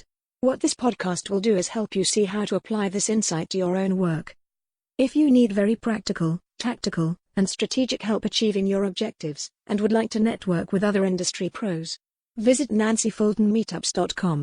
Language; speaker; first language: English; native; English